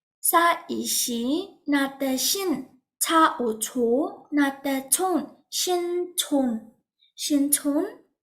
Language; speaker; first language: Korean; non-native, fluent; Burmese